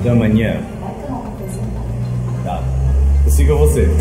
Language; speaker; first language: Portuguese; non-native, learner; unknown